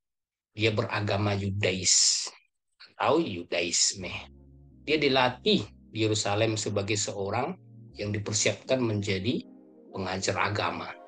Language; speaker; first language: Indonesian; native; Indonesian